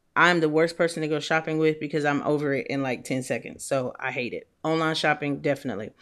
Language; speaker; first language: English; native; English